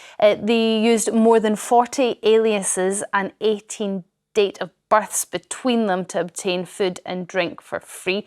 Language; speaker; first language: English; native; English